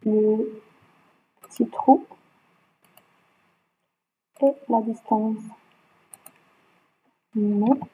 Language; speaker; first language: French; non-native, local second language; Arabic